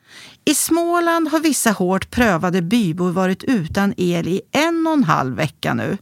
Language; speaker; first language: Swedish; native; Swedish